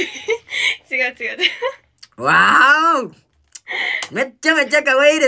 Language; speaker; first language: Japanese; non-native, learner; Vietnamese